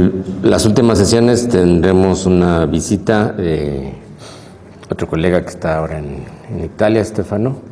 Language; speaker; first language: Spanish; native; Spanish